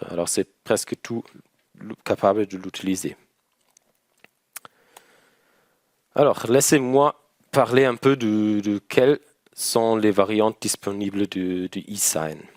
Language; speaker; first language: French; non-native, learner; German